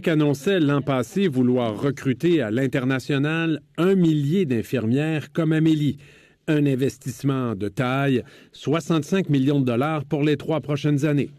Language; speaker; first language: French; native; French